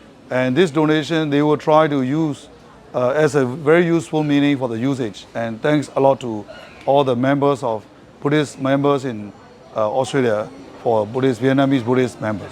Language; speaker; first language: English; non-native, fluent; Burmese